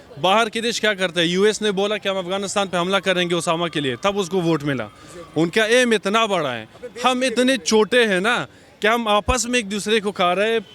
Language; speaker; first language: Hindi; non-native, fluent; Persian